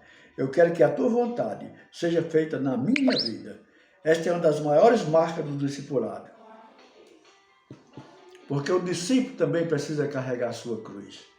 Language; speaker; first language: Portuguese; native; Portuguese